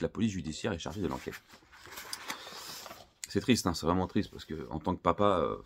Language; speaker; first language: French; native; French